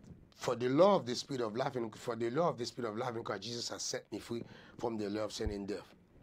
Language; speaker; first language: English; non-native, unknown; Haitian Creole